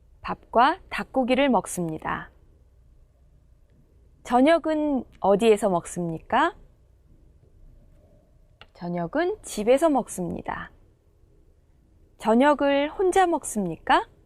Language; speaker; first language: Korean; non-native, fluent; Indonesian